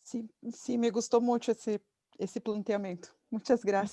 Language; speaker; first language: Spanish; non-native, fluent; Portuguese